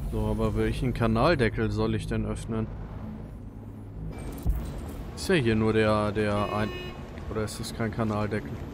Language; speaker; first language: German; native; German